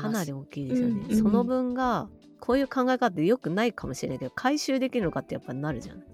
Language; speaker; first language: Japanese; native; Japanese